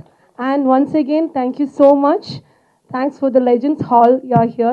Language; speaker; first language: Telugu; non-native, fluent; Malayalam